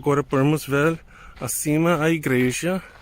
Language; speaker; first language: Portuguese; non-native, learner; English